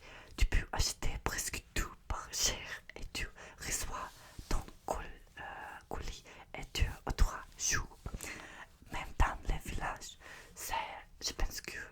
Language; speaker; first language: French; non-native, learner; Russian